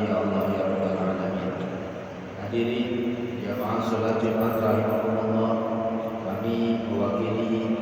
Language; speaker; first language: Indonesian; native; Indonesian